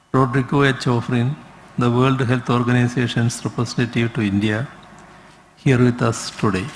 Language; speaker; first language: English; non-native, local second language; Malayalam